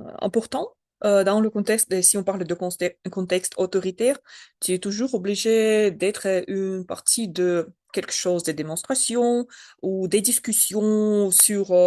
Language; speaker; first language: French; non-native, learner; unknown